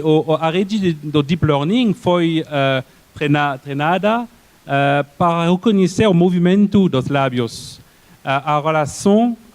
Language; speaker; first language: Portuguese; non-native, fluent; French